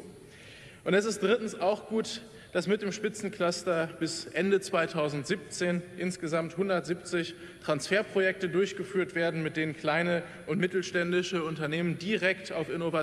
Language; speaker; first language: German; native; German